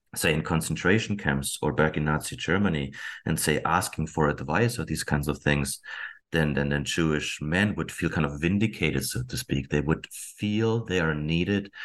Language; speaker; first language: English; non-native, fluent; German